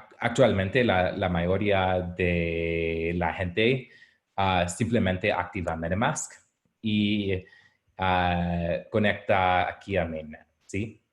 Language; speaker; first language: Spanish; non-native, learner; English